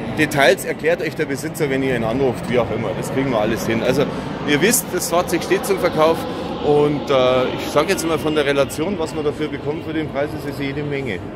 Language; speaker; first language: German; native; German